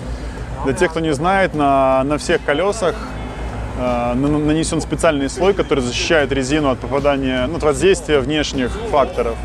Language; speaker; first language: Russian; native; Russian